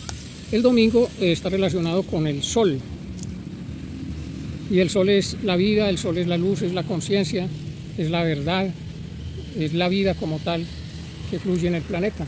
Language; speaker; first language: Spanish; native; Spanish